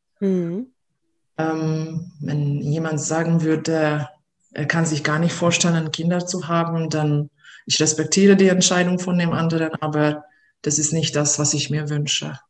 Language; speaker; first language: German; non-native, fluent; Hungarian